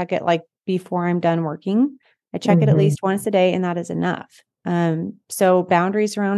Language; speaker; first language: English; native; English